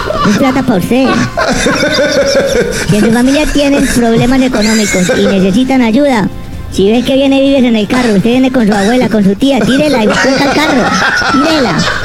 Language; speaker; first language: Spanish; native; Spanish